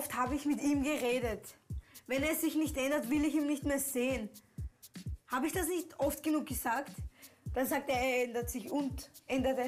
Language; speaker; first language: German; early bilingual, other home language; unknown